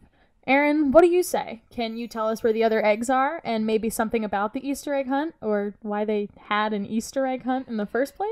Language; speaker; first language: English; native; English